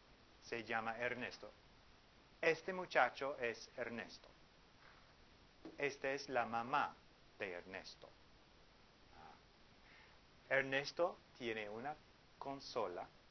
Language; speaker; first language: Spanish; non-native, learner; English